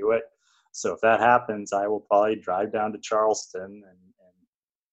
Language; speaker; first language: English; native; English